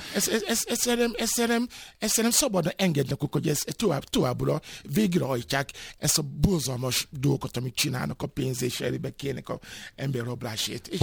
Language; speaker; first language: Hungarian; non-native, learner; Yoruba